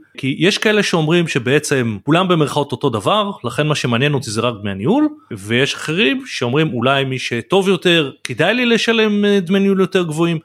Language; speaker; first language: Hebrew; native; Hebrew